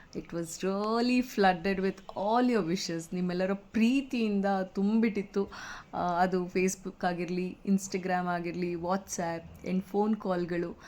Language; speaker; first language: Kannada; non-native, local second language; Kodava